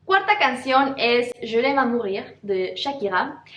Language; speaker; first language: French; non-native, fluent; Spanish